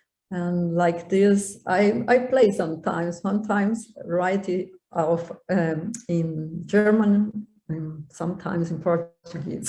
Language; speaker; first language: English; non-native, learner; Portuguese